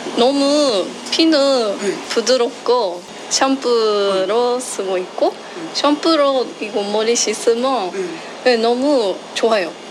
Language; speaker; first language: Korean; non-native, learner; Japanese